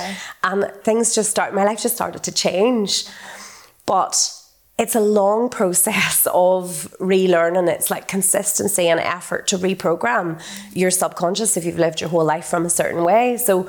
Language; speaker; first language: English; native; English